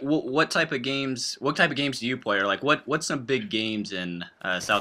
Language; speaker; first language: English; native; English